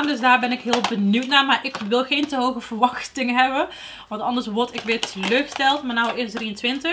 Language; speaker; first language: Dutch; native; Dutch